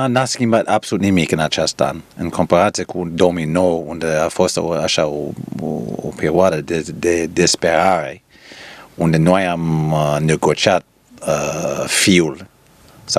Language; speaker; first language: Romanian; early bilingual, heritage; Romanian